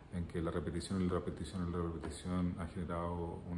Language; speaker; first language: Spanish; native; Spanish